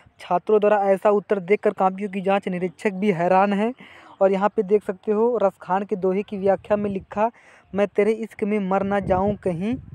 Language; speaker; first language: Hindi; native; Hindi